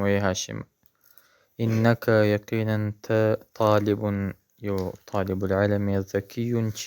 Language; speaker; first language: Arabic; non-native, fluent; Pashto